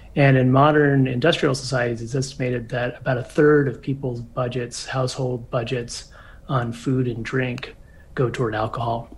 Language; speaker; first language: English; native; English